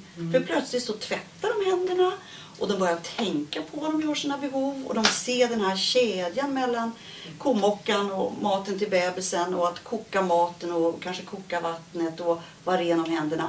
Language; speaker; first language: Swedish; native; Swedish